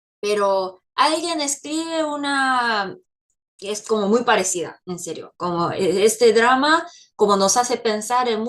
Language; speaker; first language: Spanish; non-native, fluent; Korean